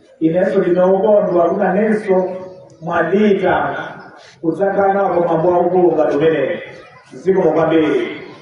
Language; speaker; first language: Nyanja; native; Nyanja